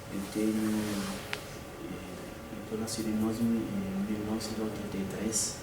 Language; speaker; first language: Portuguese; non-native, fluent; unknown